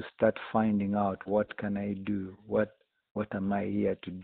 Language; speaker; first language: English; non-native, local second language; Ganda